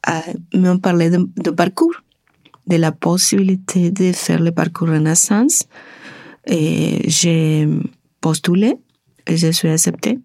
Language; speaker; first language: French; non-native, learner; Spanish